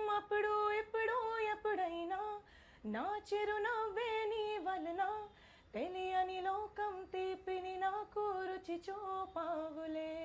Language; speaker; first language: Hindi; non-native, local second language; Bangla